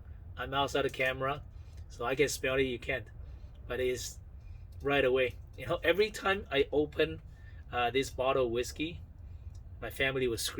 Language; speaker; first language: English; non-native, fluent; Chinese